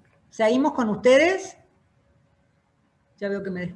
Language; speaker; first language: Spanish; native; Spanish